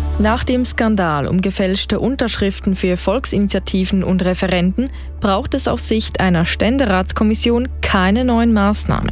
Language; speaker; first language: German; native; German